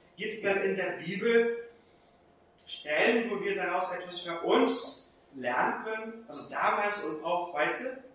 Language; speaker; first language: German; non-native, fluent; Portuguese